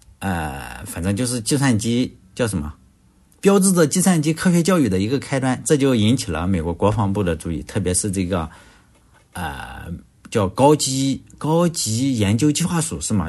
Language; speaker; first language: Chinese; native; Chinese